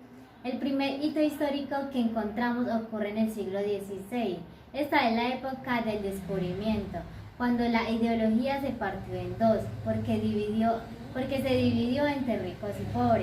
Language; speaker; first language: Spanish; native; Spanish